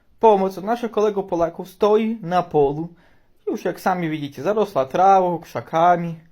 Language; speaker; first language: Polish; non-native, learner; Ukrainian